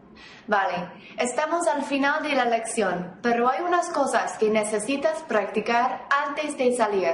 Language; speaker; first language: Spanish; non-native, fluent; English